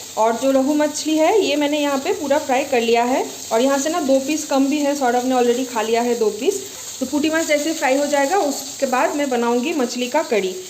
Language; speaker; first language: Hindi; non-native, local second language; Bangla